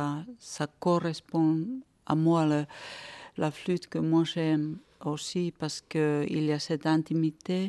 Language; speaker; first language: French; non-native, fluent; Finnish